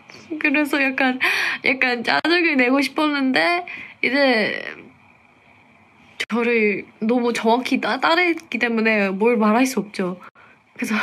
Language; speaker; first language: Korean; non-native, fluent; English